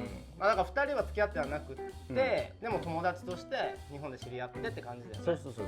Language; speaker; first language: Japanese; native; Japanese